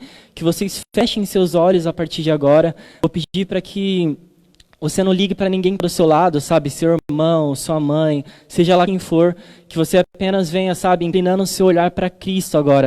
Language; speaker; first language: Portuguese; native; Portuguese